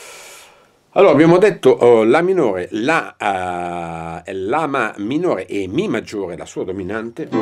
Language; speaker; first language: Italian; native; Italian